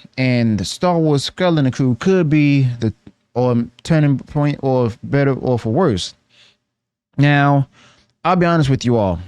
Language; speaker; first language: English; native; English